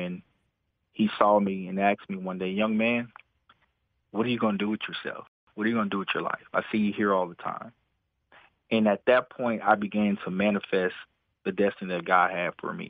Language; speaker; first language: English; native; English